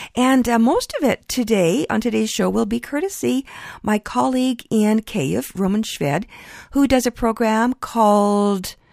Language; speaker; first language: English; early bilingual, other home language; Ukrainian